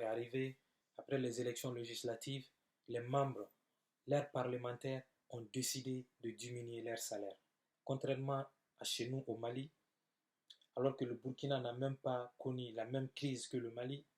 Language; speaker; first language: French; non-native, local second language; Bambara